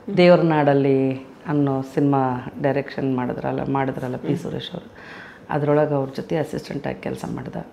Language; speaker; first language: Kannada; native; Kannada